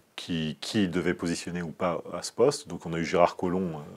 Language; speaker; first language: French; native; French